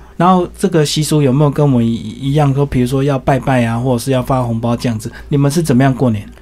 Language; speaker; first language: Chinese; native; Chinese